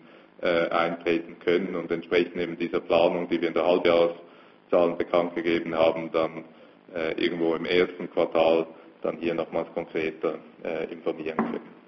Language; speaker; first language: German; native; German